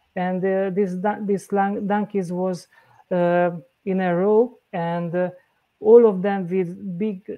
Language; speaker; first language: English; non-native, learner; Hungarian